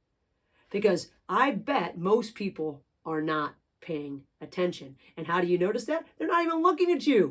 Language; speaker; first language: English; native; English